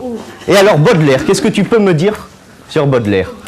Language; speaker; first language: French; native; French